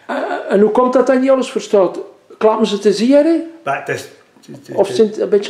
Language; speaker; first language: Dutch; native; Dutch